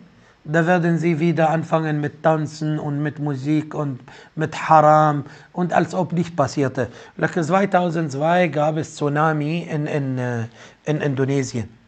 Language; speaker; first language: German; non-native, fluent; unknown